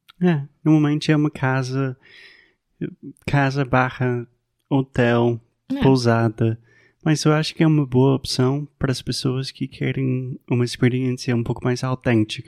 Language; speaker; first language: Portuguese; non-native, fluent; English